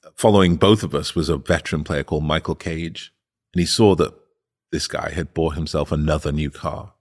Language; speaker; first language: English; native; English